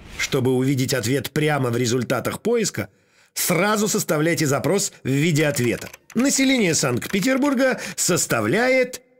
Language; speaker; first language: Russian; native; Russian